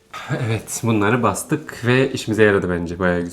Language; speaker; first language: Turkish; native; Turkish